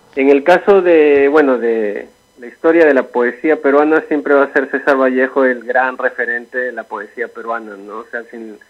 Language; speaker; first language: Spanish; native; Spanish